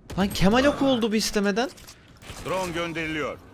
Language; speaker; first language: Turkish; native; Turkish